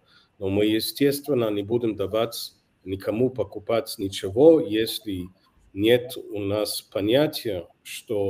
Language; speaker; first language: Russian; non-native, fluent; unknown